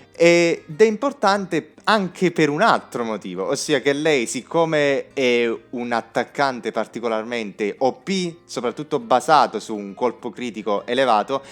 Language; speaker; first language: Italian; native; Italian